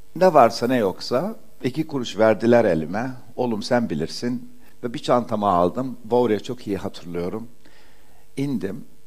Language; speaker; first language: Turkish; early bilingual, heritage; Turkish